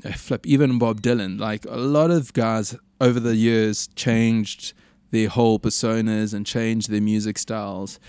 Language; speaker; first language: English; native; English